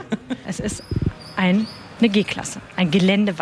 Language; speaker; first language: German; native; German